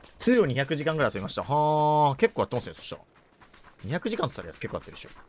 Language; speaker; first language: Japanese; native; Japanese